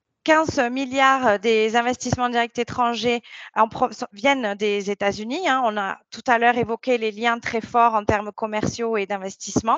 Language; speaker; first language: French; native; French